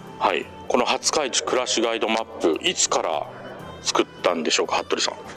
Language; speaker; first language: Japanese; native; Japanese